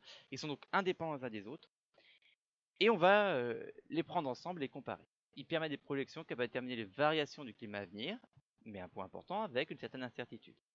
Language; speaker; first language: French; native; French